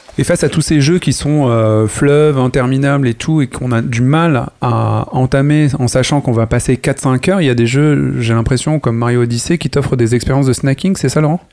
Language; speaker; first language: French; native; French